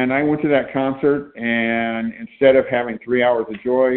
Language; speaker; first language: English; native; English